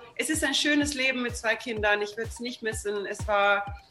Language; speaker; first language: German; non-native, fluent; Swedish